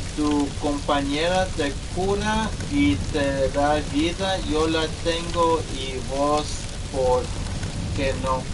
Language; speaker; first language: Spanish; early bilingual, heritage; Spanish